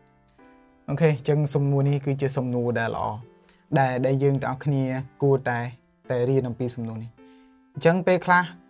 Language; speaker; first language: Khmer; native; Khmer